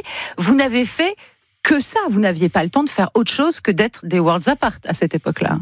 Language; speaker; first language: French; native; French